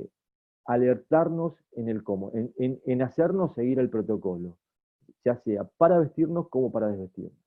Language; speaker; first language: Spanish; native; Spanish